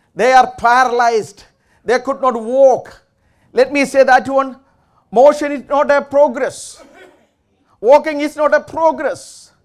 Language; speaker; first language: English; non-native, local second language; Malayalam